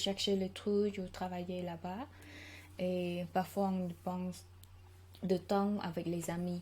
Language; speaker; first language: French; non-native, learner; Khmer